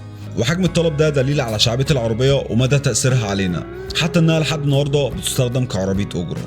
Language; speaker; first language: Arabic; native; Arabic